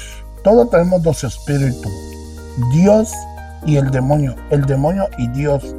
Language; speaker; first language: Spanish; non-native, local second language; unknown